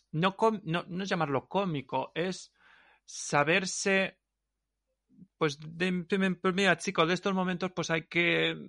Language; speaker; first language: Spanish; native; Spanish